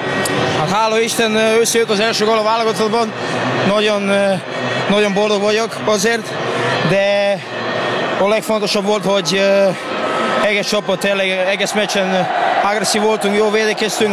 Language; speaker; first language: Hungarian; non-native, learner; English